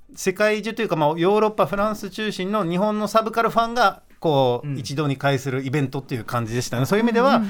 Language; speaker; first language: Japanese; non-native, fluent; Dutch